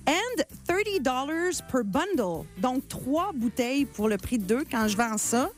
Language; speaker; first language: French; native; French